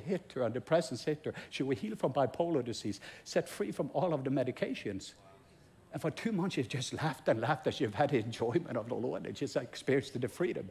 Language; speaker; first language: English; non-native, fluent; Norwegian